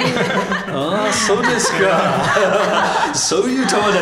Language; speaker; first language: Japanese; non-native, learner; English